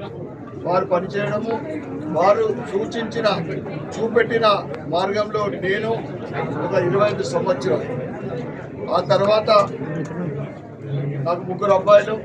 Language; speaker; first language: Telugu; native; Telugu